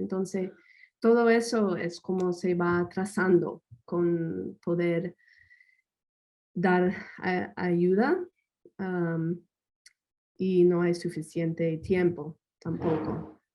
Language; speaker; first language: Spanish; non-native, fluent; English